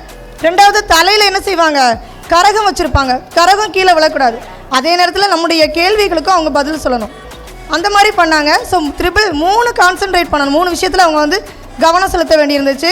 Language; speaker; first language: Tamil; native; Tamil